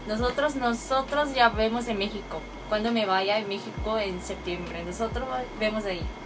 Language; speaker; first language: Spanish; non-native, fluent; Korean